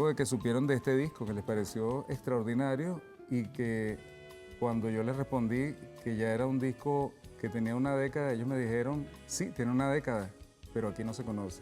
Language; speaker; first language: Spanish; native; Spanish